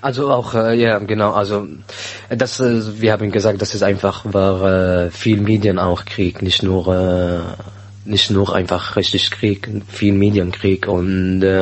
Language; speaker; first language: German; non-native, learner; Arabic